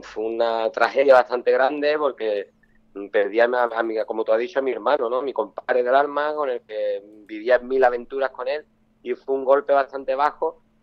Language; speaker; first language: Spanish; native; Spanish